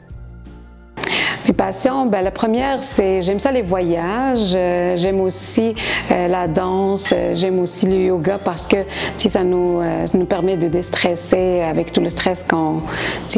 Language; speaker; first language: French; non-native, local second language; Arabic